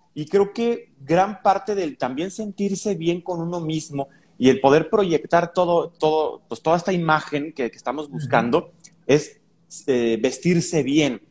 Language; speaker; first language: Spanish; native; Spanish